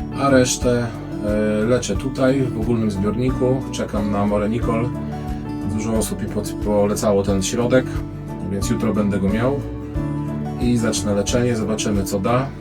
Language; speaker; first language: Polish; native; Polish